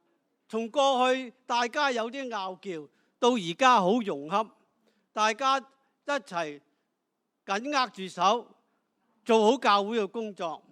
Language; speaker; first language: Cantonese; native; Cantonese